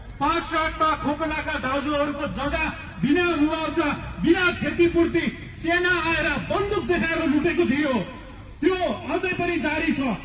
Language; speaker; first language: Nepali; non-native, local second language; Newari